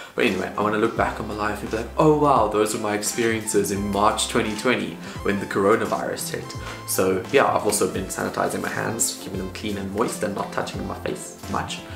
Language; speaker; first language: English; native; English